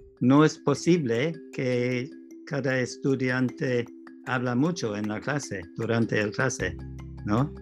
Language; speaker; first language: Spanish; non-native, learner; English